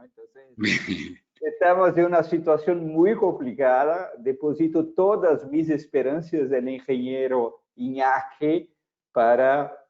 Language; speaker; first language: Spanish; non-native, fluent; Portuguese